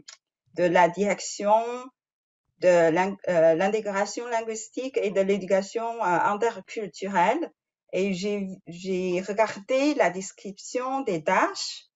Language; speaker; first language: French; non-native, fluent; Chinese